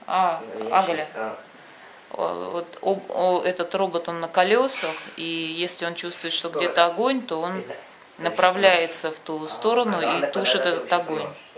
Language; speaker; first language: Russian; native; Russian